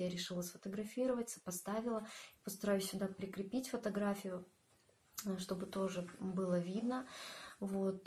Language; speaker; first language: Russian; native; Russian